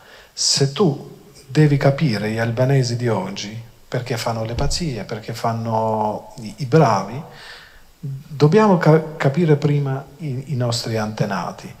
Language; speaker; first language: Italian; non-native, fluent; Albanian